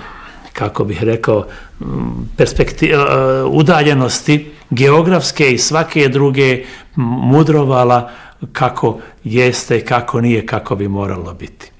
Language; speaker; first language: Bosnian; native; Bosnian